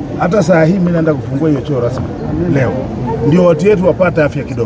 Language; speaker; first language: Swahili; non-native, local second language; Luyia